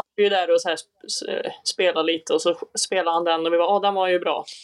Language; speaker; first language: Swedish; native; Swedish